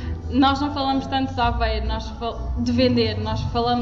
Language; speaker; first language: Portuguese; native; Portuguese